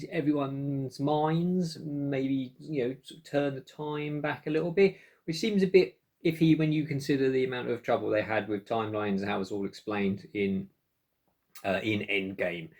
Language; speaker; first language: English; native; English